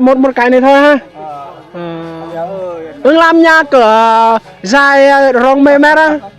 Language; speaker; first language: Vietnamese; non-native, learner; Thai